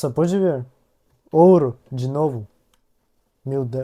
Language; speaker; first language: Portuguese; non-native, learner; Russian